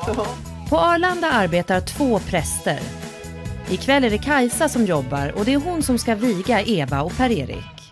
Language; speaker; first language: Swedish; native; Swedish